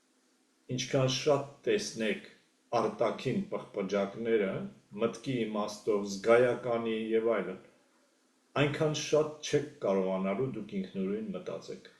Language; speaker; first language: Armenian; native; Armenian